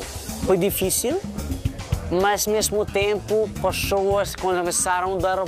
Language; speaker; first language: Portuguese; non-native, learner; Nepali